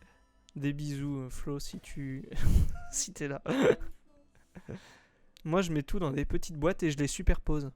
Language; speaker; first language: French; native; French